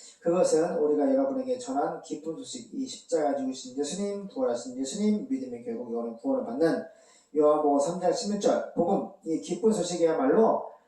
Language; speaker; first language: Korean; native; Korean